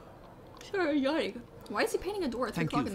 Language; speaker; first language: English; native; English